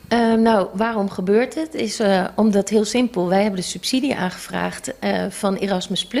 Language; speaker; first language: Dutch; non-native, local second language; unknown